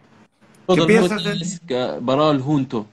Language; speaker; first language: Spanish; non-native, learner; Arabic